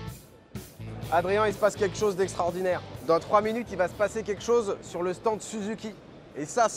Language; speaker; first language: French; native; French